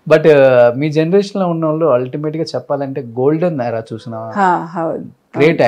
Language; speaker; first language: Telugu; native; Telugu